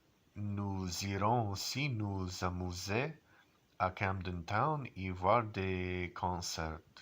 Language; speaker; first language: French; non-native, learner; English